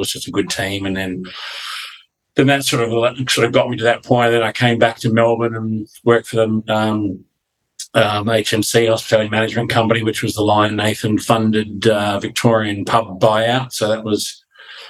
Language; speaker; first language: English; native; English